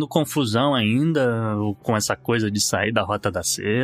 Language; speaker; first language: Portuguese; native; Portuguese